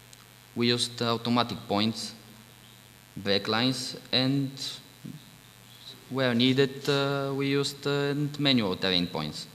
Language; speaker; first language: English; non-native, fluent; Bulgarian